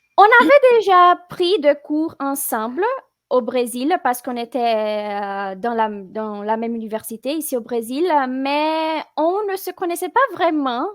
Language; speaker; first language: French; non-native, fluent; Portuguese